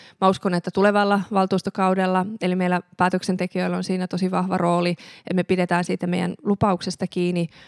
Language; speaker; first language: Finnish; early bilingual, other home language; Persian